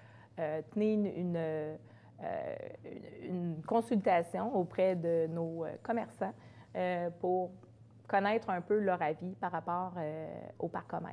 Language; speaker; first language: French; native; French